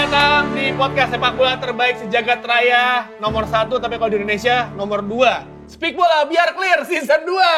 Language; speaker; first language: Indonesian; native; Indonesian